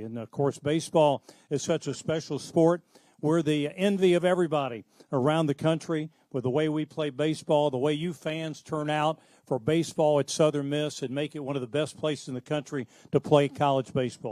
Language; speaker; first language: English; native; English